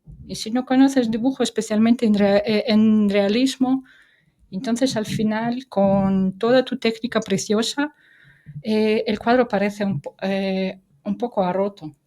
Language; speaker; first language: Spanish; non-native, fluent; Russian